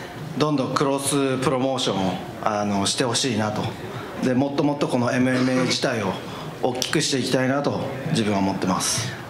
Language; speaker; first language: Japanese; native; Japanese